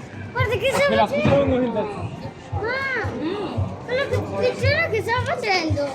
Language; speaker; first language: Italian; early bilingual, other home language; Filipino